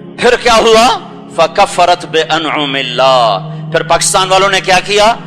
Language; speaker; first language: Urdu; non-native, local second language; Punjabi